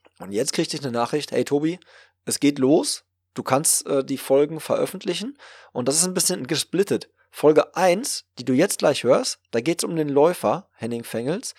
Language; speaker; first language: German; native; German